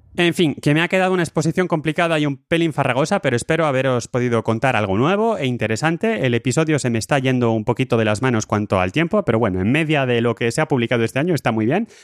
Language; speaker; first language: Spanish; native; Spanish